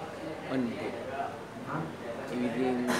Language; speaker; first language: English; non-native, local second language; Malay